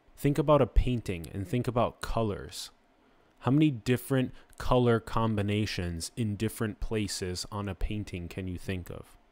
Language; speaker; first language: English; native; English